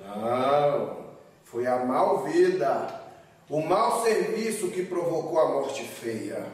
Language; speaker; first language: Portuguese; native; Portuguese